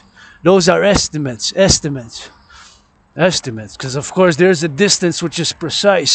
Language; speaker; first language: English; non-native, local second language; French